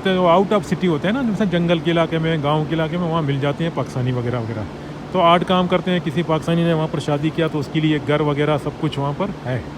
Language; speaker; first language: Urdu; native; Urdu